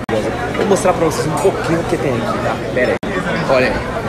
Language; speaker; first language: Portuguese; non-native, fluent; Arabic